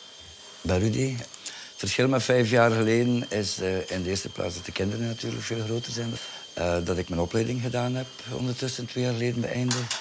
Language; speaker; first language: Dutch; native; Dutch